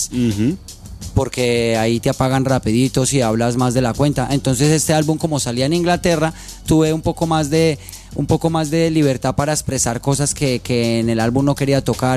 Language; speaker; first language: Spanish; native; Spanish